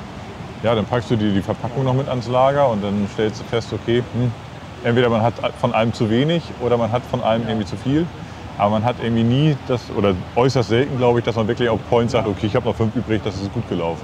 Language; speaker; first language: German; native; German